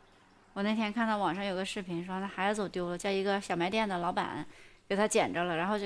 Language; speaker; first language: Chinese; native; Chinese